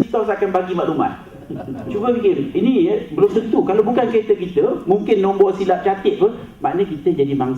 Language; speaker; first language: Malay; native; Malay